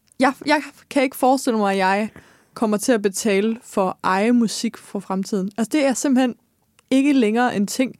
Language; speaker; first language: Danish; native; Danish